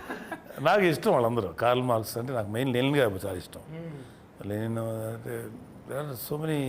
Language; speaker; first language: Telugu; native; Telugu